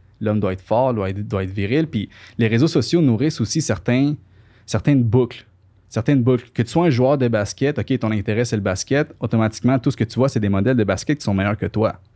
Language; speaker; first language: French; early bilingual, other home language; Spanish